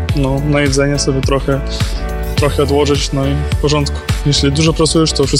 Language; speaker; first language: Polish; non-native, learner; Ukrainian